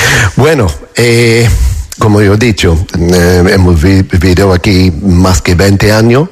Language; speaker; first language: Spanish; non-native, fluent; English